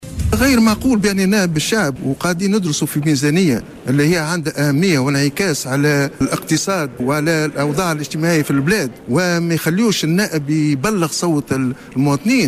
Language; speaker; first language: Arabic; native; Arabic